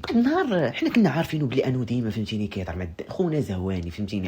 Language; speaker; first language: Arabic; native; Arabic